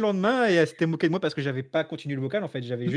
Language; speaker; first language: French; native; French